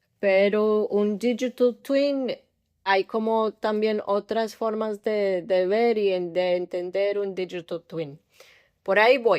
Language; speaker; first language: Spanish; early bilingual, heritage; English